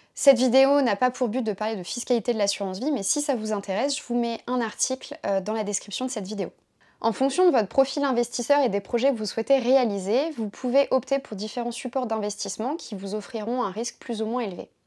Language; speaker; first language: French; native; French